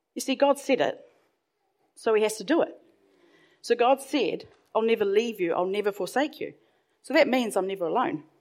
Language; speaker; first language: English; native; English